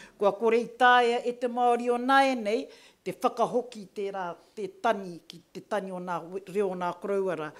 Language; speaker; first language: Māori; native; Māori